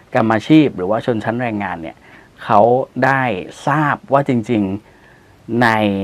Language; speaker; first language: Thai; native; Thai